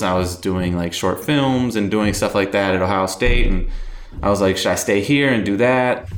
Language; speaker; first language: English; native; English